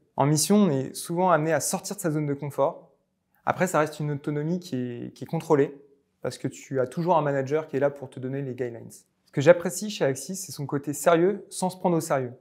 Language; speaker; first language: French; native; French